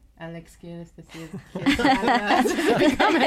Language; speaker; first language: Spanish; non-native, learner; Persian